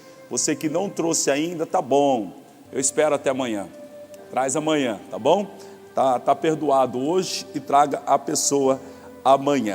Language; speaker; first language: Portuguese; native; Portuguese